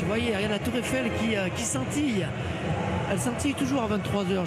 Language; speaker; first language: French; native; French